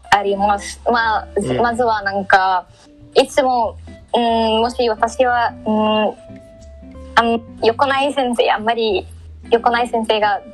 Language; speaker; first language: Japanese; non-native, learner; Arabic